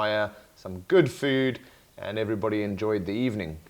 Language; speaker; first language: English; native; English